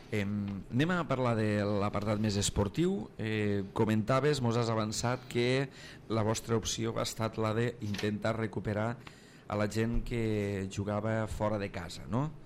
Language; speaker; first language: Catalan; native; Catalan